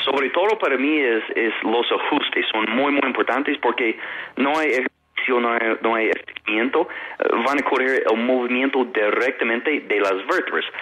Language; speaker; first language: Spanish; non-native, fluent; English